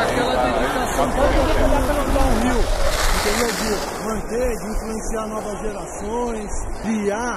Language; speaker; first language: Portuguese; native; Portuguese